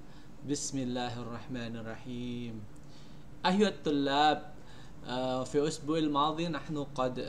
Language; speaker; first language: Arabic; non-native, fluent; Indonesian